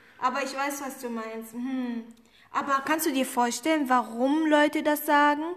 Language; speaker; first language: German; early bilingual, other home language; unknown